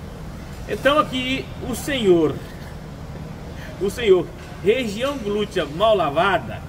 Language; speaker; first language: Portuguese; native; Portuguese